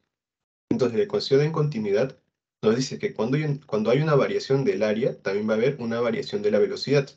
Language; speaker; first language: Spanish; native; Spanish